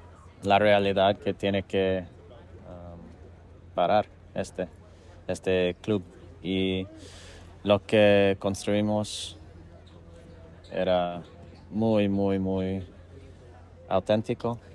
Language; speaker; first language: Spanish; non-native, fluent; English